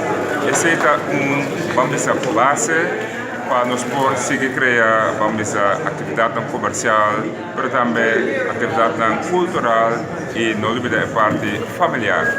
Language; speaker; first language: Portuguese; non-native, learner; Papiamento